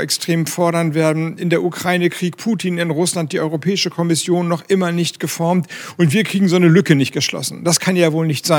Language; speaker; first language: German; native; German